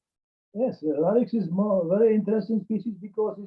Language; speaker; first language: English; non-native, learner; Czech